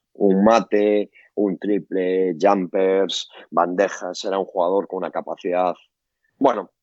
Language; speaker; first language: Spanish; native; Spanish